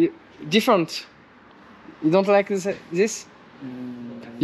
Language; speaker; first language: English; non-native, learner; French